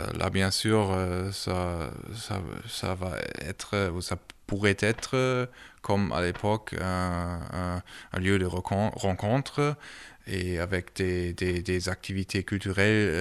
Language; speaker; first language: French; early bilingual, heritage; German